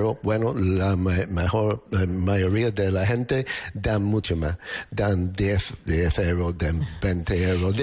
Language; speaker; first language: Spanish; non-native, learner; English